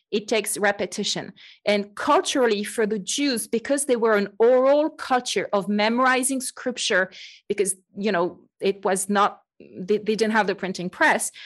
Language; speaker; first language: English; non-native, fluent; French